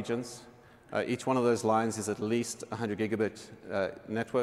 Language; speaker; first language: English; native; English